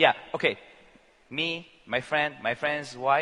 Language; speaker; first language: English; non-native, learner; Korean